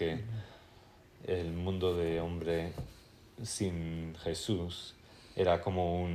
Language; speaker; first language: Spanish; non-native, fluent; English